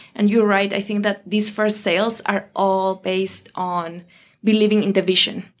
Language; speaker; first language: English; non-native, fluent; Spanish